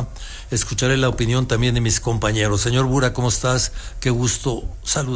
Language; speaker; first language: Spanish; native; Spanish